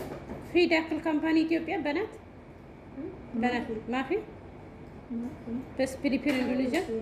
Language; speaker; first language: Arabic; non-native, learner; Amharic